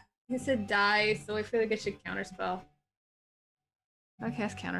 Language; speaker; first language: English; native; English